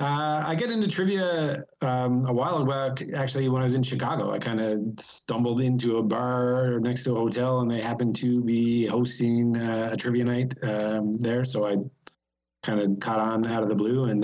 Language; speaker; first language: English; native; English